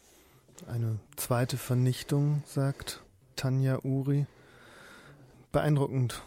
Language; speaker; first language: German; native; German